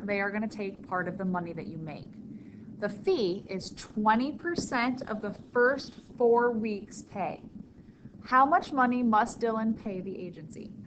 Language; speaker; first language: English; native; English